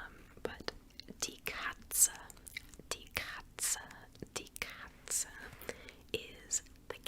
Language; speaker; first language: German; non-native, learner; English